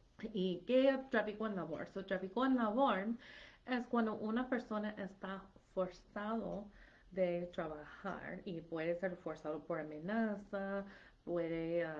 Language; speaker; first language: Spanish; non-native, fluent; English